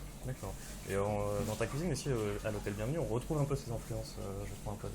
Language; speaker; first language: French; native; French